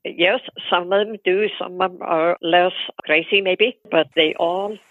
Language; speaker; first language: English; non-native, fluent; Icelandic